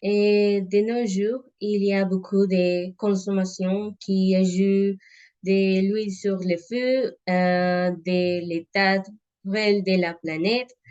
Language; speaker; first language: French; non-native, learner; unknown